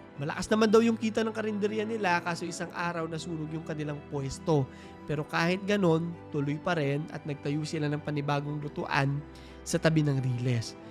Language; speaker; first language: Filipino; native; Filipino